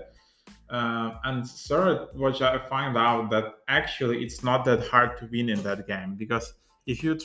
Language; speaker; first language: English; non-native, fluent; Ukrainian